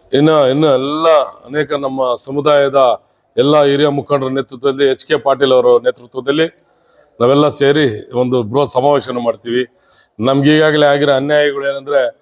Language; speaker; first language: Kannada; non-native, local second language; Telugu